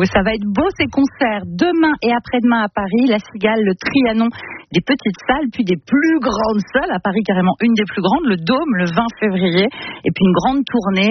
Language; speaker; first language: French; native; French